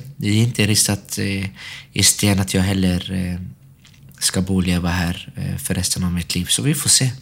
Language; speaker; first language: Swedish; early bilingual, other home language; Arabic